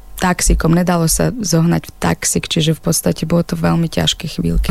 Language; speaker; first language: Slovak; non-native, fluent; Ukrainian